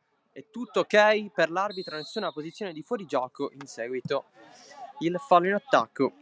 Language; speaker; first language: Italian; native; Italian